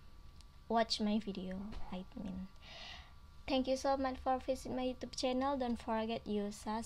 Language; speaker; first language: English; non-native, learner; Indonesian